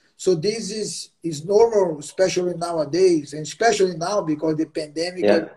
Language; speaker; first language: English; non-native, learner; Portuguese